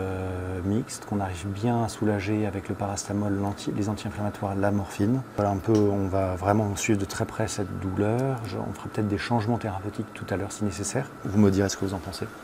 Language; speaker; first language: French; native; French